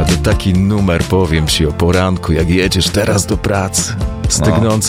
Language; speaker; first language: Polish; native; Polish